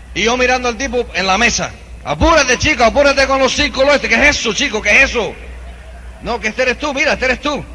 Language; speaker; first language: Spanish; early bilingual, heritage; Spanish